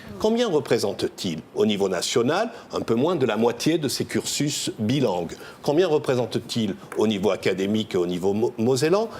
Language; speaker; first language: French; native; French